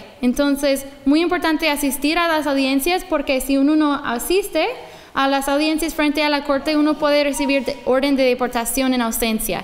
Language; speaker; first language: Spanish; non-native, fluent; English